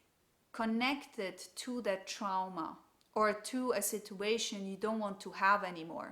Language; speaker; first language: English; non-native, fluent; German